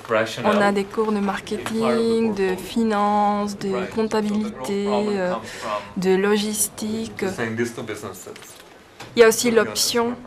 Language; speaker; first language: French; non-native, fluent; Spanish